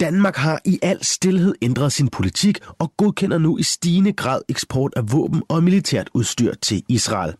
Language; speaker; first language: Danish; native; Danish